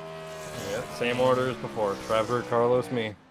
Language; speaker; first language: English; native; English